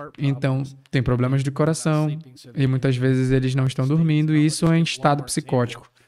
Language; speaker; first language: Portuguese; non-native, fluent; English